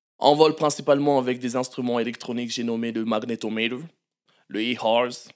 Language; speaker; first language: French; non-native, local second language; Malagasy